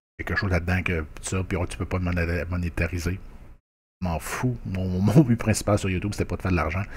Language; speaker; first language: French; native; French